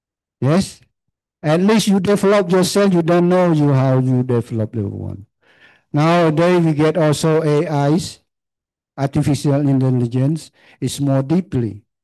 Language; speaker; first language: English; non-native, learner; Khmer